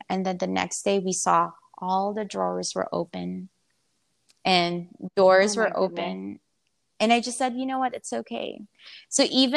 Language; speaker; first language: English; non-native, local second language; Filipino